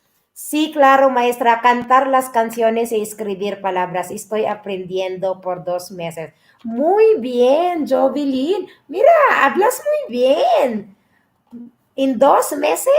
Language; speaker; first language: Spanish; non-native, learner; Filipino